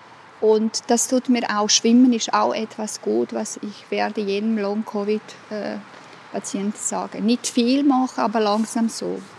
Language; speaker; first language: German; non-native, fluent; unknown